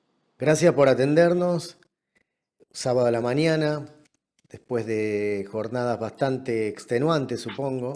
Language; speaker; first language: Spanish; native; Spanish